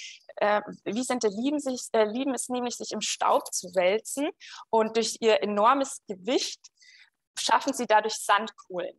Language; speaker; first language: German; native; German